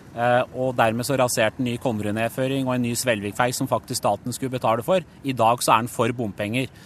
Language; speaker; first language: Norwegian; early bilingual, other home language; Persian